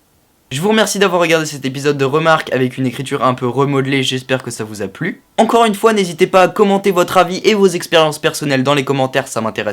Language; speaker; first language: French; native; French